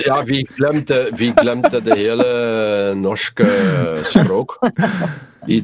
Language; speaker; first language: Norwegian; non-native, learner; Polish